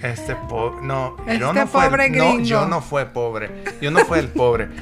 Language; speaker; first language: Spanish; non-native, learner; English